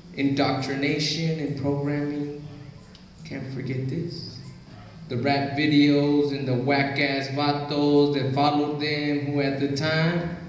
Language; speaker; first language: English; native; English